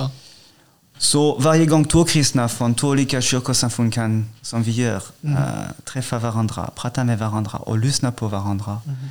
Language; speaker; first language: Swedish; non-native, fluent; French